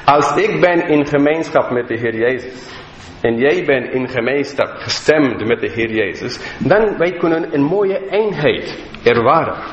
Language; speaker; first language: Dutch; non-native, fluent; English